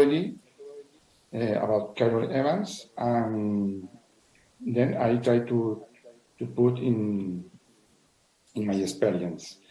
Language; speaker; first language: English; non-native, learner; Spanish